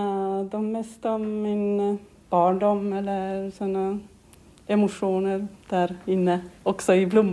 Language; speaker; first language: Swedish; non-native, learner; Estonian